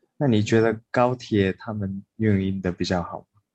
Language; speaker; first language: Chinese; non-native, fluent; Japanese